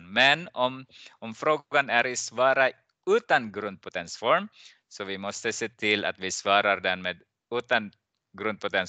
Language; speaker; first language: Swedish; non-native, fluent; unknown